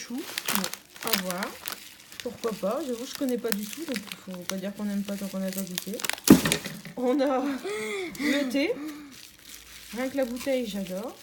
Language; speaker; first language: French; native; French